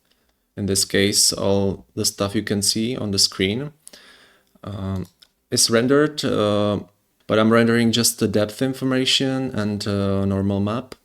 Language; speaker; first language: English; non-native, fluent; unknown